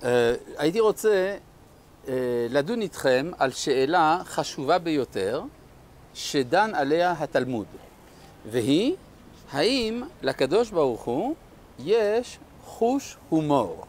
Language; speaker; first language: Hebrew; non-native, fluent; French